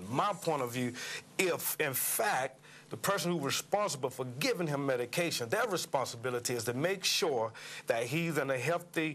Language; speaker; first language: English; native; English